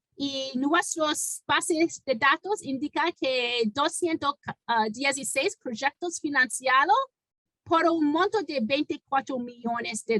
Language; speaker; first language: Spanish; non-native, fluent; English